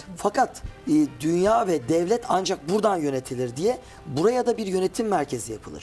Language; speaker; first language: Turkish; native; Turkish